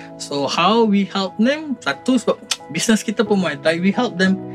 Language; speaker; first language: Malay; native; Malay